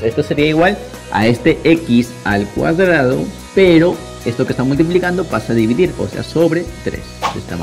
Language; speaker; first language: Spanish; native; Spanish